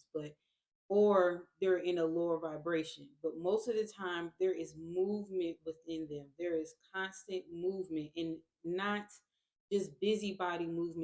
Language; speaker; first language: English; native; English